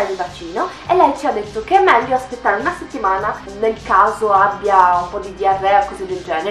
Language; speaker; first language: Italian; native; Italian